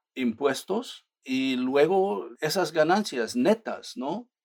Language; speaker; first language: Spanish; non-native, fluent; German